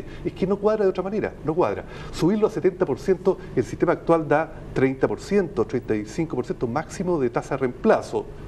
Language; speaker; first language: Spanish; native; Spanish